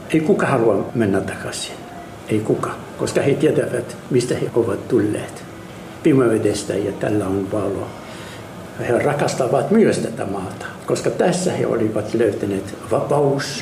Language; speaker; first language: Finnish; non-native, fluent; Arabic